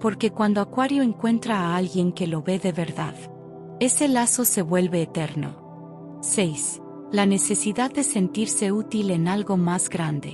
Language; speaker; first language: Spanish; native; Spanish